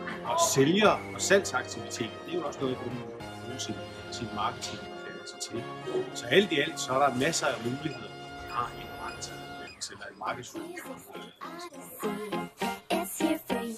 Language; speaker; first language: Danish; native; Danish